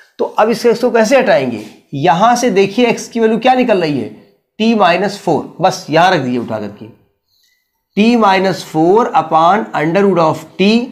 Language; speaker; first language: Hindi; native; Hindi